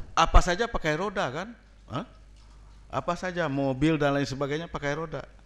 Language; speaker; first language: Indonesian; non-native, local second language; Minangkabau